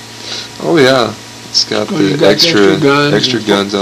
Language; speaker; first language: English; native; English